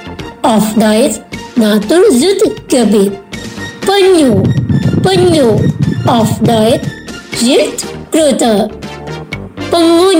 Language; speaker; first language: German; non-native, learner; Indonesian